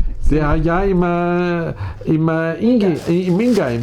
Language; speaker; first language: Hebrew; non-native, fluent; English